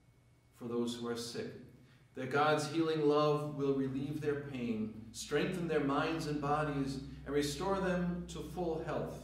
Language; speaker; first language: English; native; English